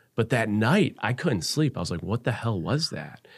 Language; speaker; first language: English; native; English